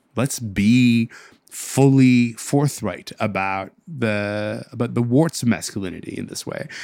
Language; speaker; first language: English; early bilingual, other home language; Arabic